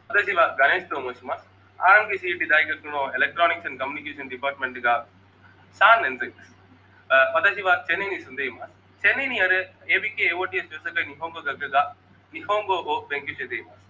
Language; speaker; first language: Japanese; non-native, learner; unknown